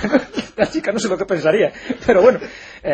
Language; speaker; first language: Spanish; native; Spanish